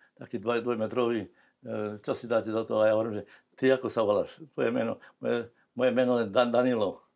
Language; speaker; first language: Slovak; non-native, local second language; Rusyn